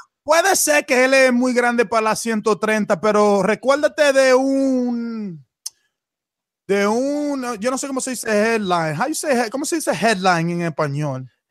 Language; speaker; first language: Spanish; early bilingual, heritage; Spanish